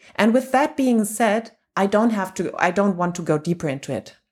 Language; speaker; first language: English; non-native, fluent; German